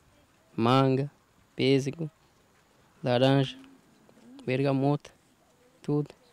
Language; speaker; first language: Portuguese; non-native, local second language; Guarani